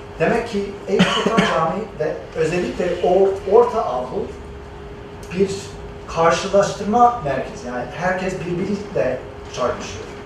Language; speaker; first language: Turkish; non-native, fluent; English